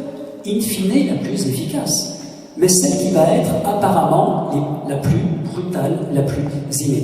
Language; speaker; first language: French; native; French